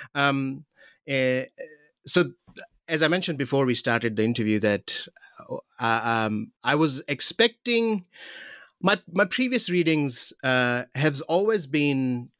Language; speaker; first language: English; non-native, local second language; Urdu